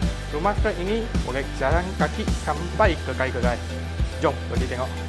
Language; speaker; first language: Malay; non-native, local second language; Chinese